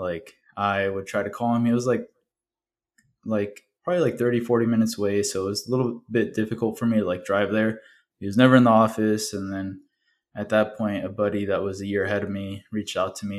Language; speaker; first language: English; early bilingual, other home language; Spanish